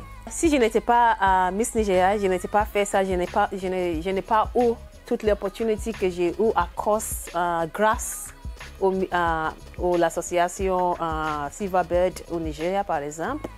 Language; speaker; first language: French; non-native, learner; English